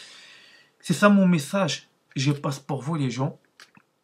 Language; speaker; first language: French; non-native, learner; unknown